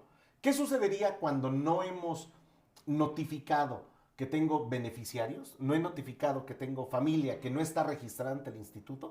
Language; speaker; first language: Spanish; native; Spanish